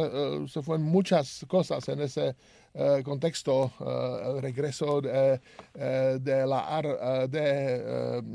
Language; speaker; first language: Spanish; non-native, learner; Czech